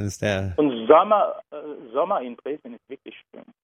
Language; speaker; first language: German; non-native, learner; Turkish